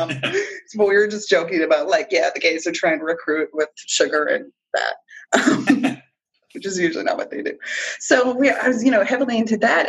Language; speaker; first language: English; native; English